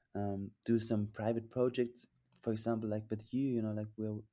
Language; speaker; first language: English; non-native, fluent; German